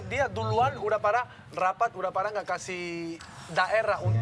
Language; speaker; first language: Indonesian; non-native, fluent; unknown